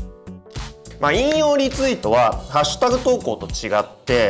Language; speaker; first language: Japanese; native; Japanese